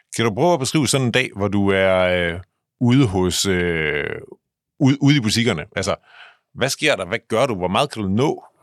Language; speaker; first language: Danish; native; Danish